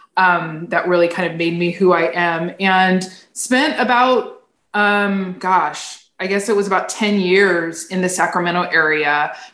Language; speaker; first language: English; native; English